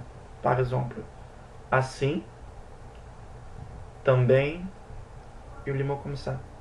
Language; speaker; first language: French; non-native, fluent; Portuguese